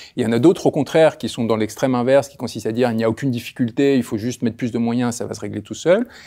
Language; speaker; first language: French; early bilingual, other home language; Spanish